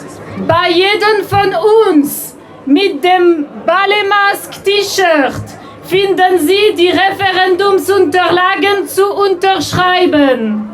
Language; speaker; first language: German; non-native, local second language; French